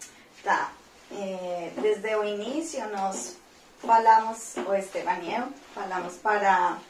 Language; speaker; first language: Portuguese; non-native, fluent; Spanish